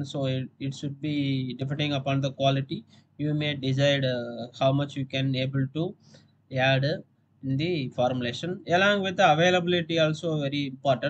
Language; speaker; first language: English; non-native, local second language; Tamil